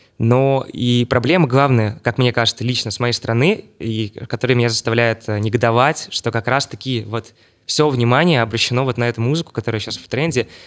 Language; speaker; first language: Russian; native; Russian